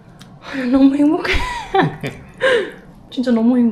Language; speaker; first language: Korean; non-native, learner; German